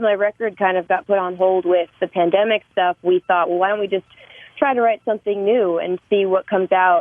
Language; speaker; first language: English; native; English